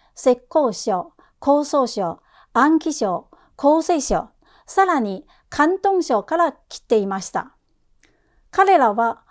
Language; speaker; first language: Japanese; non-native, fluent; Chinese